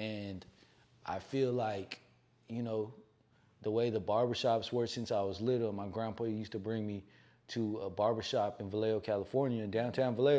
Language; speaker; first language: English; native; English